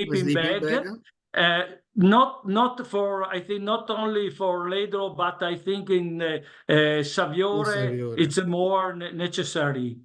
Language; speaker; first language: English; non-native, learner; Italian